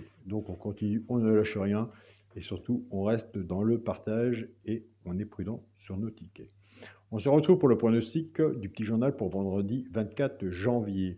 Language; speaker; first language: French; native; French